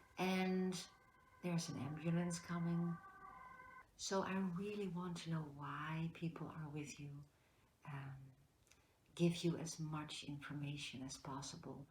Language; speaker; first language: English; non-native, fluent; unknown